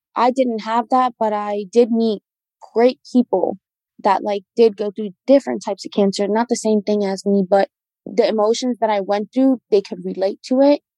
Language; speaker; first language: English; native; English